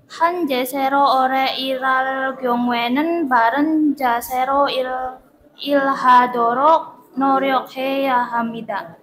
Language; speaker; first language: Korean; non-native, fluent; Indonesian